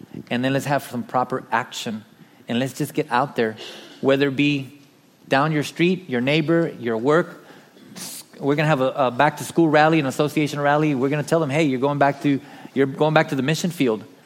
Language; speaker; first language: English; early bilingual, other home language; Spanish